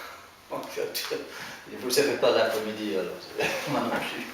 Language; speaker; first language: French; non-native, fluent; English